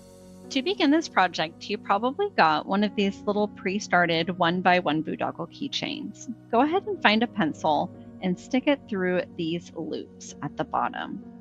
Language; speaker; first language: English; native; English